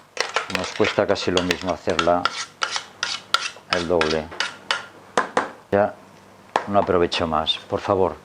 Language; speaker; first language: Spanish; native; Spanish